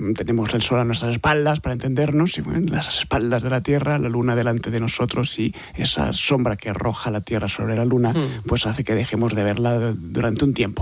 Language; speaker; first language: Spanish; native; Spanish